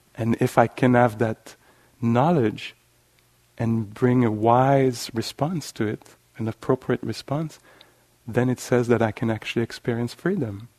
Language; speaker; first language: English; non-native, fluent; French